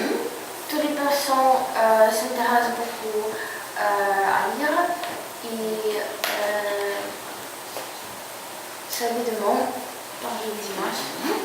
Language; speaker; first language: French; non-native, learner; Ukrainian